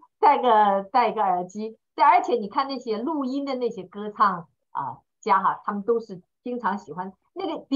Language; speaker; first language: Chinese; native; Chinese